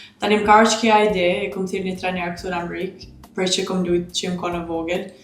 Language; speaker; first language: Albanian; early bilingual, heritage; Albanian